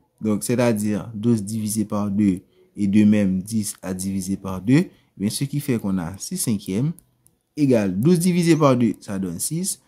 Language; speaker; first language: French; non-native, local second language; Haitian Creole